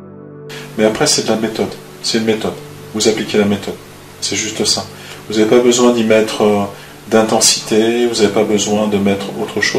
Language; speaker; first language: French; native; French